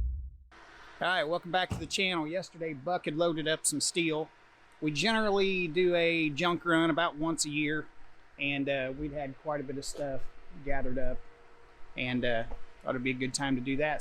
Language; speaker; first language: English; native; English